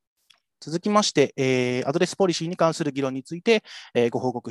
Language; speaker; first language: Japanese; native; Japanese